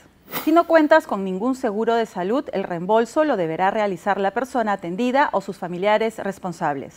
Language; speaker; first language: Spanish; native; Spanish